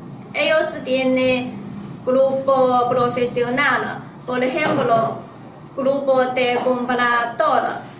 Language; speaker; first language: Spanish; non-native, learner; Chinese